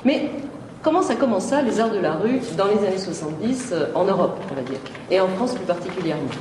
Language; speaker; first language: French; native; French